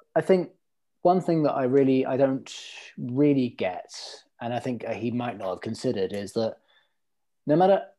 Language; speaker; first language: English; early bilingual, other home language; Norwegian